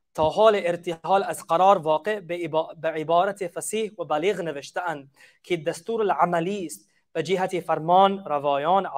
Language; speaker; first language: Persian; non-native, fluent; English